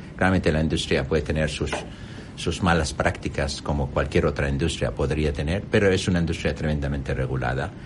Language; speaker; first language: Spanish; non-native, fluent; Arabic